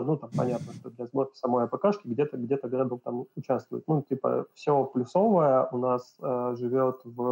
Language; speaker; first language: Russian; native; Russian